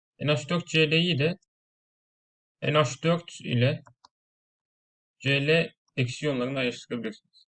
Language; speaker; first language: Turkish; native; Turkish